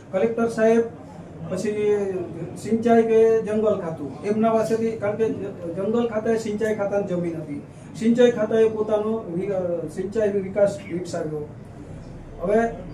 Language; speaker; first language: Gujarati; native; Gujarati